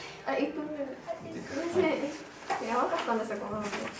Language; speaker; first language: Japanese; native; Japanese